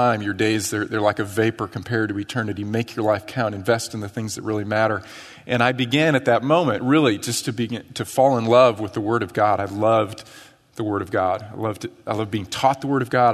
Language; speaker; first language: English; native; English